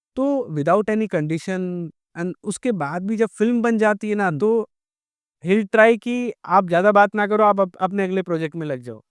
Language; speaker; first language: Hindi; native; Hindi